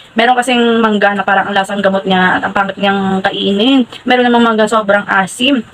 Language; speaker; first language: Filipino; non-native, local second language; Hiligaynon